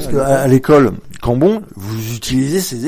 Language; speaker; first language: French; native; French